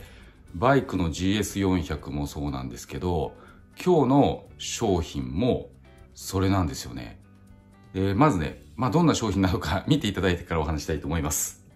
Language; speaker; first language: Japanese; native; Japanese